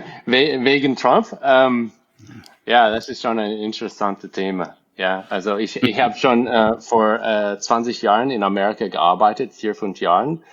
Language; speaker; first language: German; non-native, fluent; English